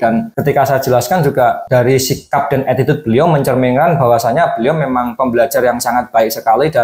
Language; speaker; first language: Indonesian; native; Indonesian